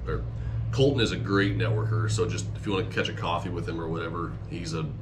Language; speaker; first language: English; native; English